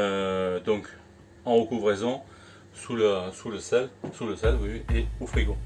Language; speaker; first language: French; native; French